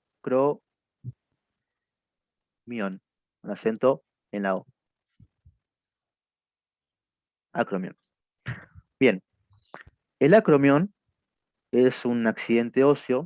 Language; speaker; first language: Spanish; native; Spanish